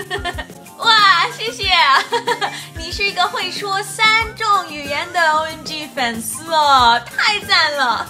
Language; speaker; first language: Chinese; non-native, fluent; English